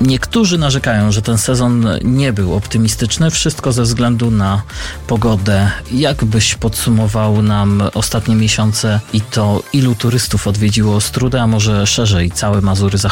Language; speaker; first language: Polish; native; Polish